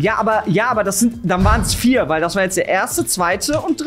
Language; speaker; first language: German; native; German